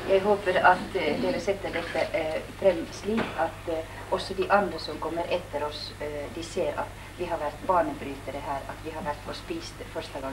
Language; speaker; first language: Swedish; non-native, learner; Finnish